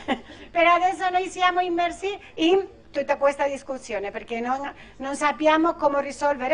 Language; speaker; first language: Italian; non-native, learner; Spanish